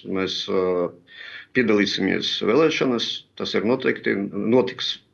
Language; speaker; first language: Latvian; non-native, local second language; Russian